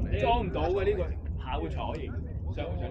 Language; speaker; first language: Chinese; native; Chinese